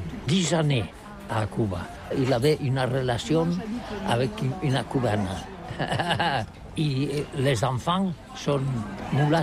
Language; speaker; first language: French; non-native, learner; Catalan